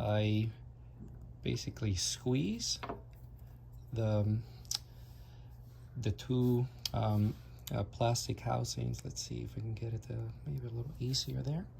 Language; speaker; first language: English; native; English